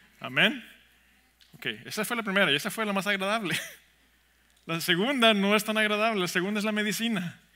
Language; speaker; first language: Spanish; early bilingual, heritage; Spanish